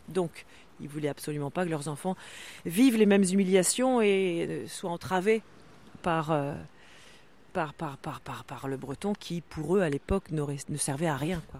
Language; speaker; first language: French; non-native, local second language; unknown